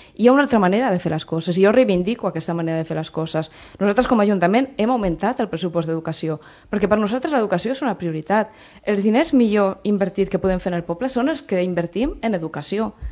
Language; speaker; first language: Catalan; non-native, local second language; Spanish